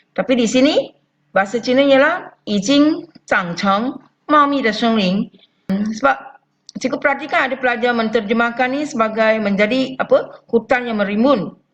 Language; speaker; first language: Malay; non-native, local second language; Chinese